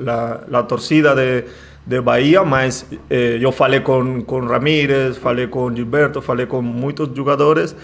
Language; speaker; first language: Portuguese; non-native, learner; Spanish